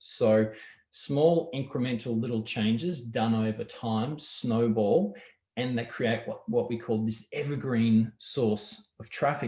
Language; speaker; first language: English; native; English